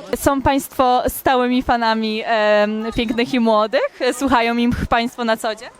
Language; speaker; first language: Polish; native; Polish